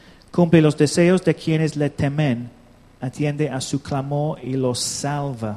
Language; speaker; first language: Spanish; non-native, learner; English